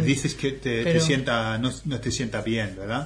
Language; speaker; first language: Spanish; non-native, fluent; English